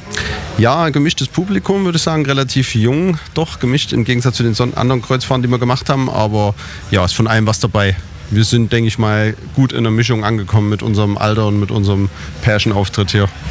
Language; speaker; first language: German; native; German